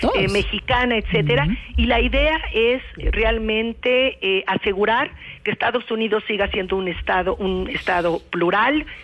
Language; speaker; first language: Spanish; native; Spanish